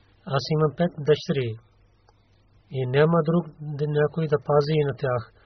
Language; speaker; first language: Bulgarian; non-native, learner; Urdu